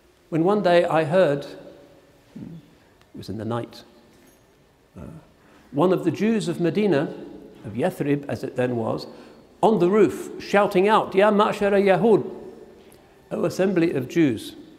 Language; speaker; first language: English; native; English